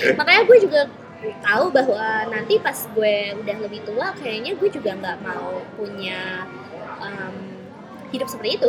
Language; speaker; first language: Indonesian; early bilingual, heritage; Indonesian